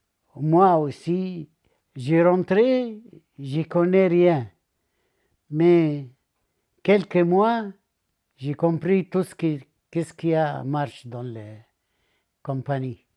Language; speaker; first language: French; non-native, learner; Arabic